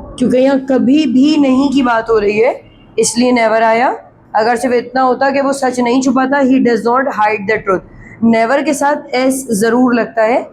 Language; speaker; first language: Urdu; native; Urdu